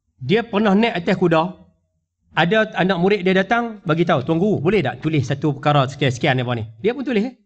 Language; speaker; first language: Malay; native; Malay